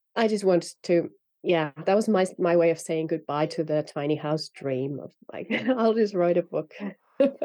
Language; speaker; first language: English; non-native, fluent; Finnish